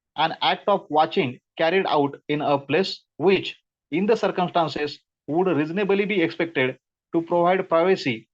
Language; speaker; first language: English; non-native, local second language; Marathi